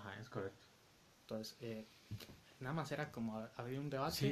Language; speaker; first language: Spanish; native; Spanish